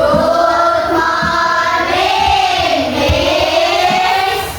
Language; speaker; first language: English; non-native, learner; Indonesian